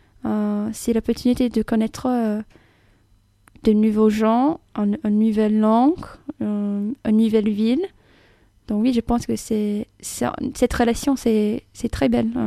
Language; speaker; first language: French; non-native, fluent; English